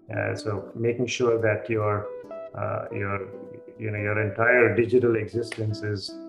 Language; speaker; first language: English; non-native, local second language; Hindi